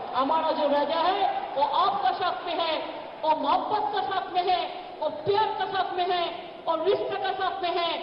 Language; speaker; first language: Hindi; non-native, local second language; Bangla